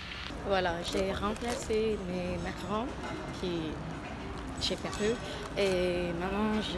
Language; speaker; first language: French; non-native, learner; English